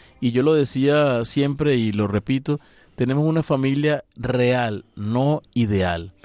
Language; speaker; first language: Spanish; native; Spanish